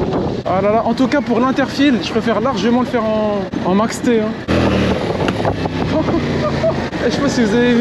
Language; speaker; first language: French; native; French